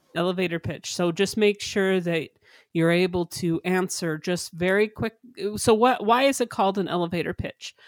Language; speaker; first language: English; native; English